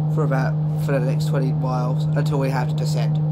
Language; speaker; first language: English; native; English